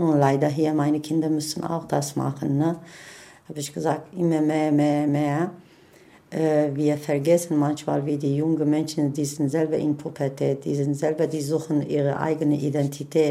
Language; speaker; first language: German; non-native, learner; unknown